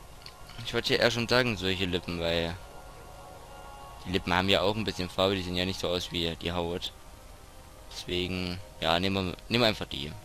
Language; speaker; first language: German; native; German